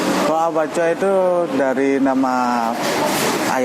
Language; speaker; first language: Indonesian; non-native, local second language; Javanese